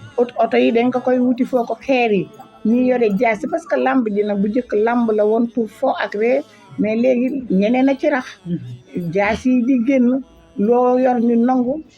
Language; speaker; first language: Wolof; native; Wolof